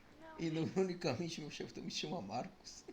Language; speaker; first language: Portuguese; native; Portuguese